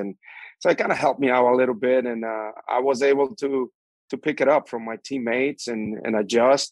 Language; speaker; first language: English; non-native, fluent; Spanish